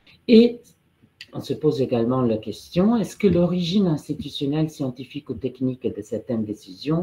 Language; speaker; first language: French; non-native, fluent; Italian